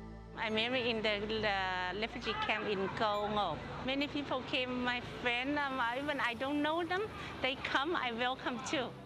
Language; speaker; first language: English; non-native, learner; Cantonese